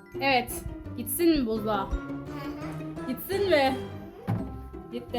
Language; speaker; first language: Turkish; native; Turkish